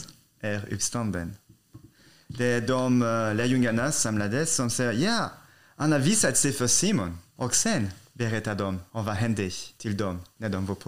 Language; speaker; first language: Swedish; non-native, fluent; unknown